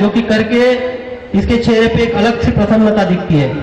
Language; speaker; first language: Hindi; non-native, local second language; Marathi